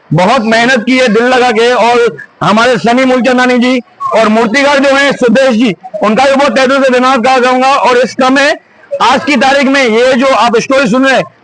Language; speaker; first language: Hindi; non-native, local second language; Sindhi